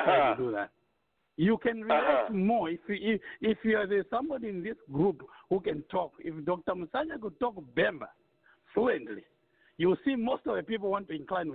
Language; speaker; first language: English; non-native, local second language; Nyanja